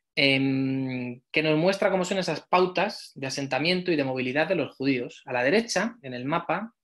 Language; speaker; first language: Spanish; native; Spanish